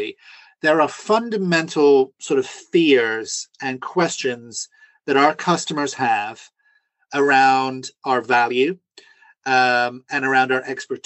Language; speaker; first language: English; native; English